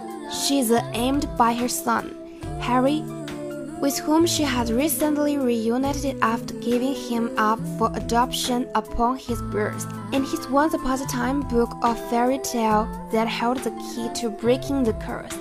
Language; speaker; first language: English; non-native, fluent; Chinese